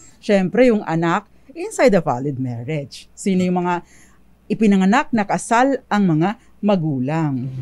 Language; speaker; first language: Filipino; native; Filipino